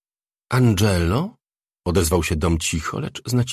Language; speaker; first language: Polish; native; Polish